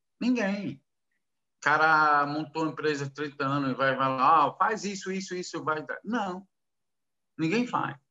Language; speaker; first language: Portuguese; non-native, learner; Arabic